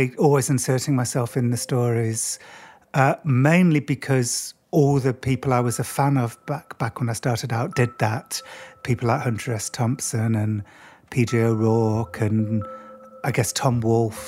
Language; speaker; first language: English; native; English